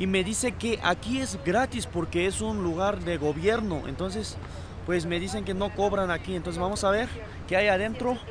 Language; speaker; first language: Spanish; non-native, fluent; Korean